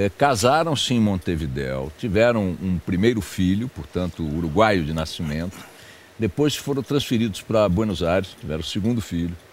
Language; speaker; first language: Portuguese; early bilingual, other home language; Spanish